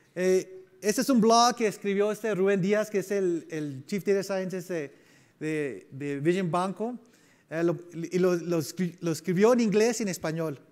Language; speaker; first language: Spanish; early bilingual, heritage; Spanish